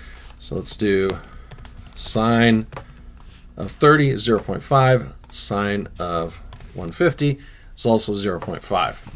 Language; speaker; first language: English; native; English